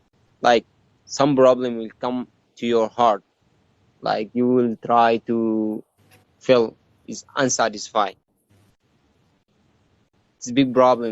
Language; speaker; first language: English; non-native, learner; Arabic